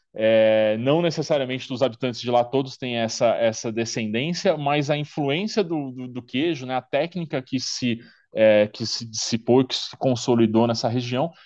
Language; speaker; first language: Portuguese; native; Portuguese